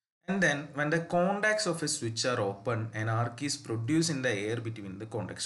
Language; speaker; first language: English; non-native, local second language; Malayalam